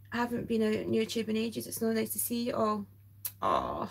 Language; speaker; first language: English; native; English